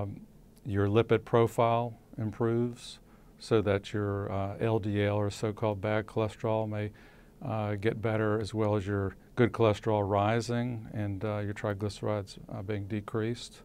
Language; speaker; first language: English; native; English